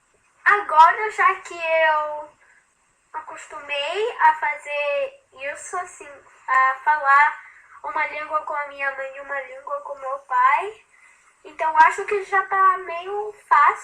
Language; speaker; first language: Portuguese; early bilingual, heritage; Portuguese